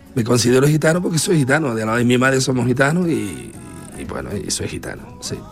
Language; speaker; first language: Spanish; early bilingual, heritage; Spanish